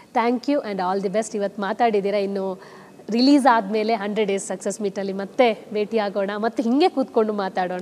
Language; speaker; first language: Kannada; native; Kannada